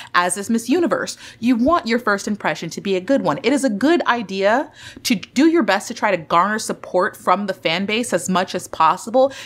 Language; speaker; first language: English; native; English